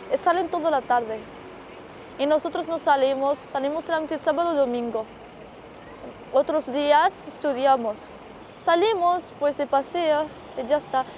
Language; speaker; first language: Spanish; non-native, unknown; Arabic